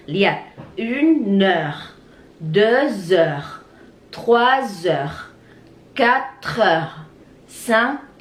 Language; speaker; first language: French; non-native, fluent; Indonesian